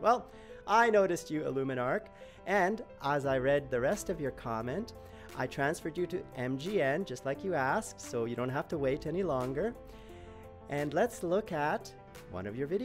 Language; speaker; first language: English; native; English